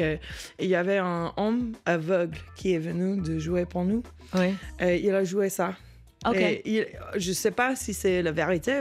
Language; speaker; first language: French; non-native, learner; English